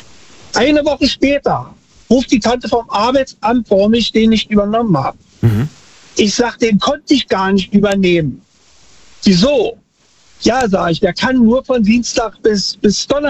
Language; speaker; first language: German; native; German